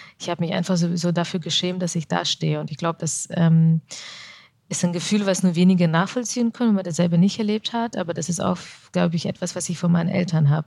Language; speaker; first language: German; early bilingual, other home language; Russian